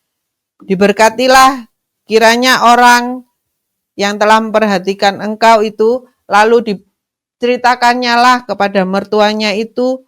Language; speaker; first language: Indonesian; native; Indonesian